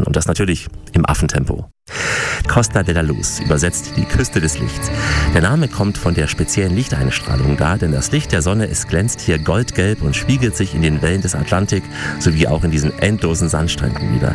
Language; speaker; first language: German; native; German